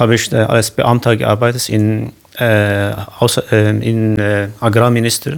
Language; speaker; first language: German; non-native, learner; Kurdish